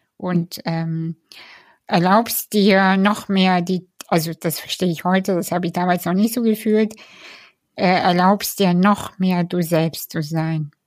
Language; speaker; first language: German; early bilingual, other home language; Russian